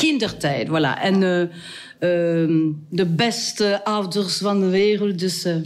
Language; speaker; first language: Dutch; non-native, local second language; French